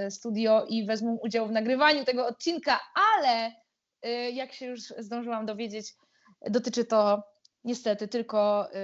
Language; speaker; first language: Polish; native; Polish